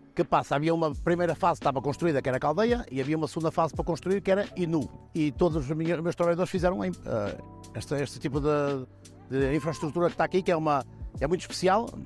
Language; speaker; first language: Portuguese; native; Portuguese